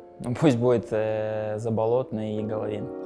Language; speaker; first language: Russian; native; Russian